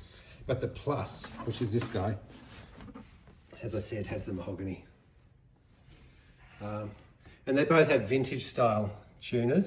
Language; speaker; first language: English; native; English